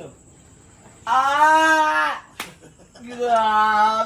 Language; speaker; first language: Filipino; non-native, learner; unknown